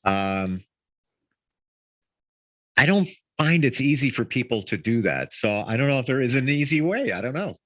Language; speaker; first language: English; native; English